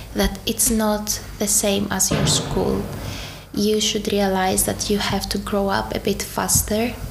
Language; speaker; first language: English; non-native, fluent; Greek